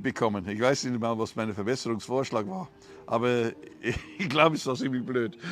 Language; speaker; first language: German; non-native, learner; English